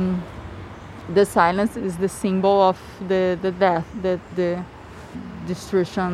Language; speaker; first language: English; non-native, learner; Portuguese